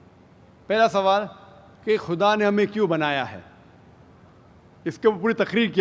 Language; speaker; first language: Hindi; native; Hindi